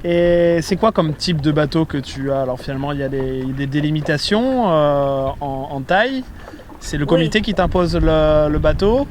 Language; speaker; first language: French; native; French